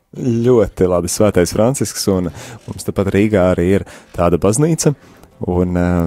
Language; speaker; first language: Latvian; native; Latvian